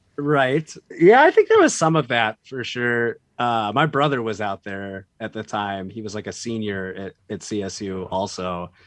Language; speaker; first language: English; native; English